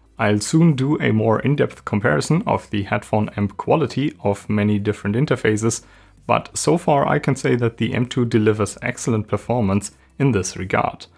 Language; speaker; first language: English; non-native, fluent; German